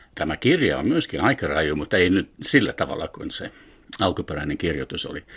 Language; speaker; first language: Finnish; non-native, fluent; English